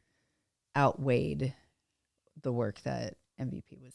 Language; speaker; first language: English; native; English